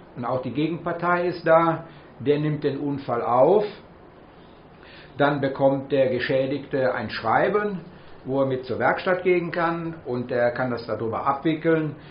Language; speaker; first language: German; native; German